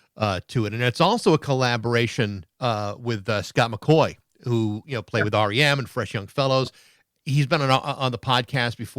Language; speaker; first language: English; native; English